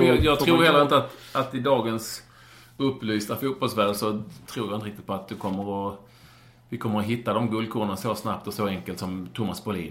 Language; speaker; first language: Swedish; native; Swedish